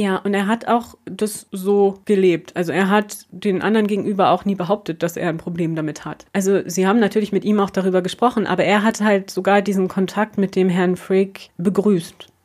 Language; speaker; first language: German; native; German